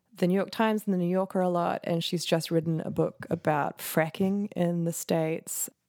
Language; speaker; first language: English; native; English